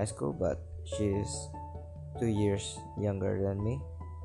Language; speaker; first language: English; non-native, fluent; Indonesian